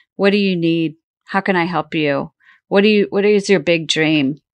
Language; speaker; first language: English; native; English